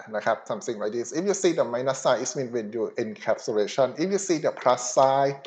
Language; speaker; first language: English; non-native, fluent; Thai